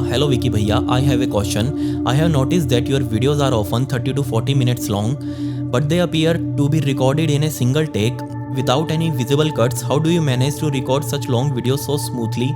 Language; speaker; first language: Hindi; native; Hindi